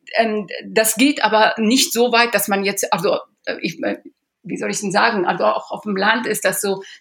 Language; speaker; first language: German; early bilingual, other home language; Persian